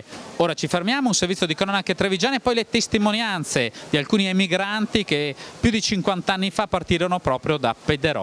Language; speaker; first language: Italian; native; Italian